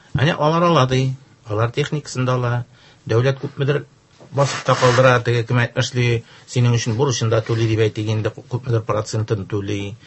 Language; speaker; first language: Tatar; native; Tatar